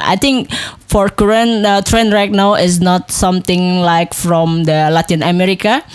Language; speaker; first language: English; non-native, local second language; Indonesian